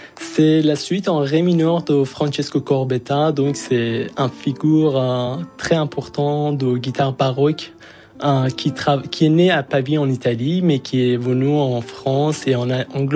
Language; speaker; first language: French; non-native, fluent; Persian